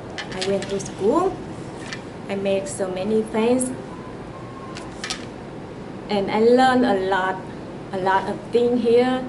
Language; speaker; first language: English; non-native, learner; Vietnamese